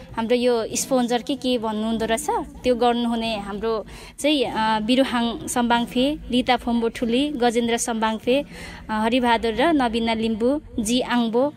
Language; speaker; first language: Nepali; non-native, local second language; Limbu